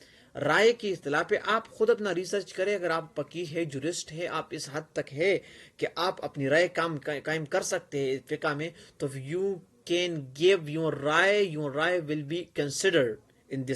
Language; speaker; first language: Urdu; non-native, local second language; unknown